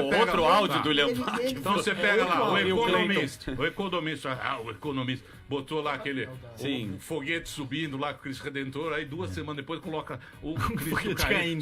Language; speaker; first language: Portuguese; native; Portuguese